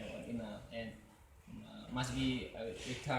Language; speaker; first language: English; non-native, learner; Indonesian